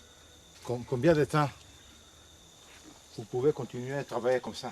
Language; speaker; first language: French; non-native, learner; Hebrew